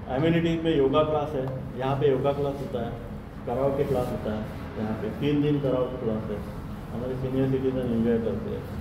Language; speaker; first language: Hindi; non-native, local second language; Marathi